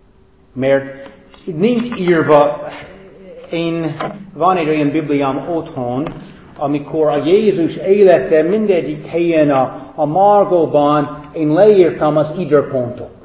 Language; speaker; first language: Hungarian; non-native, fluent; English